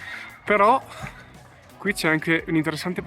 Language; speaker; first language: Italian; native; Italian